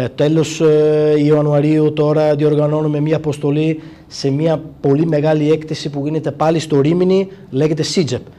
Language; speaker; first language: Greek; non-native, fluent; Italian